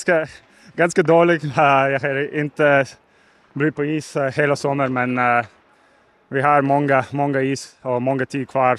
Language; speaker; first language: Swedish; non-native, learner; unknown